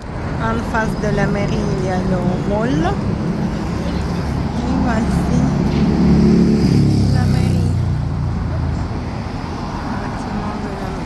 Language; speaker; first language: French; non-native, fluent; Russian